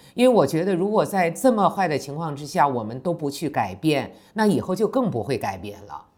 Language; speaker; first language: Chinese; native; Chinese